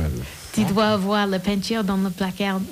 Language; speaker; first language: French; non-native, learner; English